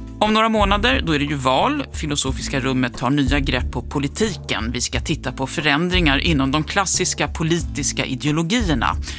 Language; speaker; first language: Swedish; native; Swedish